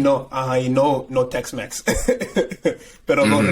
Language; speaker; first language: Spanish; non-native, fluent; English